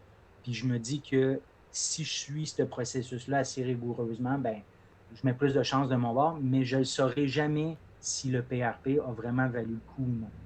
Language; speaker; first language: French; native; French